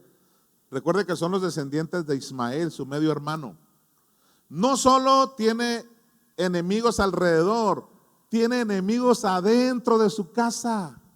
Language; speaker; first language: Spanish; native; Spanish